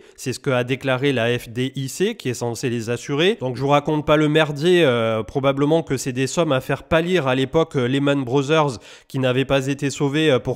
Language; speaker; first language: French; native; French